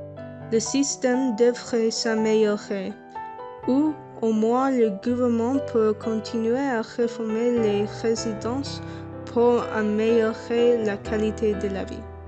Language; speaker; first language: French; non-native, learner; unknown